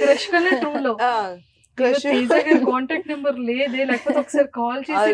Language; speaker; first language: Telugu; native; Telugu